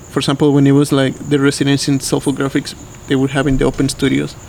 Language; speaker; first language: English; non-native, fluent; Spanish